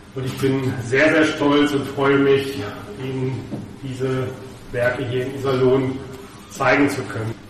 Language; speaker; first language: German; native; German